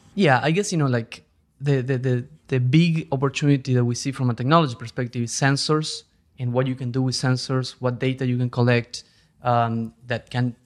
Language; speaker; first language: English; non-native, fluent; Spanish